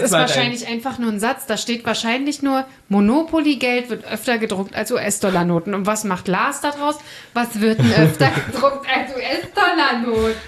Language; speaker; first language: German; native; German